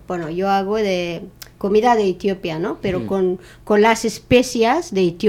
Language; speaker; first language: Spanish; non-native, learner; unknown